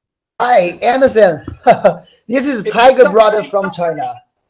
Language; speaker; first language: English; non-native, fluent; Chinese